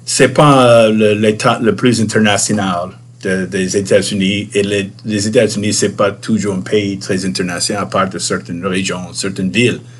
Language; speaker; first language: French; non-native, fluent; English